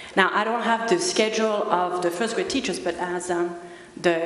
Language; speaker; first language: English; early bilingual, other home language; Spanish